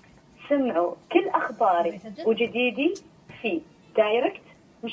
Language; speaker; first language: Arabic; native; Arabic